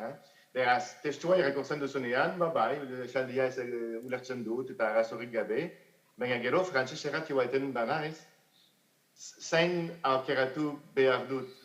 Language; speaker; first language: Basque; non-native, fluent; French